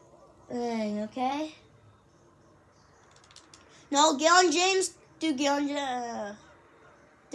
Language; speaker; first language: English; native; English